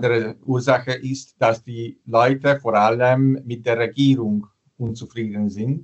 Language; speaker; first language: German; non-native, fluent; Hungarian